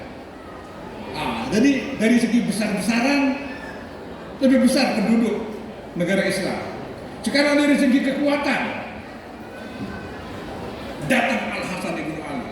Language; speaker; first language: Indonesian; non-native, local second language; Sasak